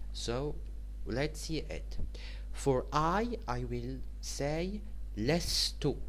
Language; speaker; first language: English; non-native, fluent; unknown